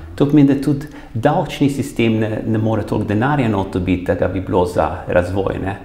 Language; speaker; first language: Slovenian; early bilingual, heritage; Slovenian